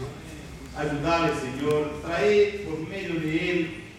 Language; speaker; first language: Spanish; native; Spanish